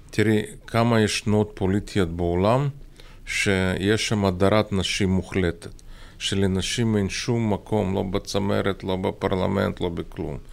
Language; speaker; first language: Hebrew; non-native, fluent; Russian